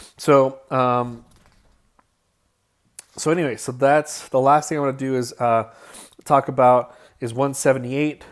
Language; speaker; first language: English; native; English